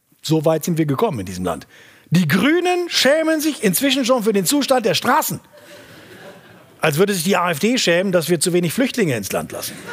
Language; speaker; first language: German; native; German